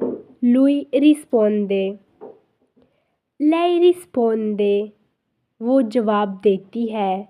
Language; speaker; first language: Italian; non-native, fluent; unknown